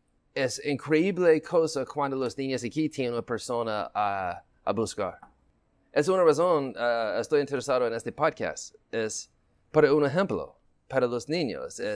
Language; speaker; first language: Spanish; non-native, learner; English